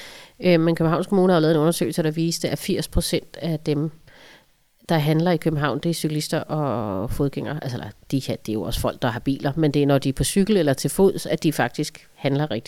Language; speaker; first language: Danish; native; Danish